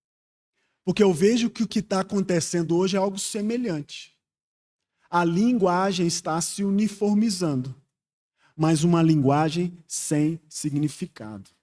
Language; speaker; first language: Portuguese; native; Portuguese